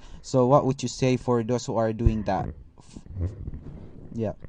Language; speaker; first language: English; non-native, fluent; Indonesian